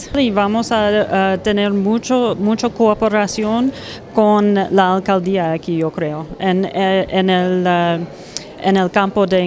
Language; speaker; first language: Spanish; non-native, fluent; English